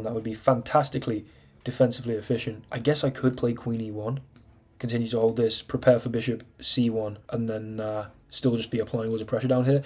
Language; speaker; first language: English; native; English